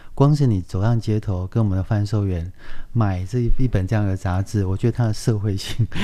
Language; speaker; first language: Chinese; native; Chinese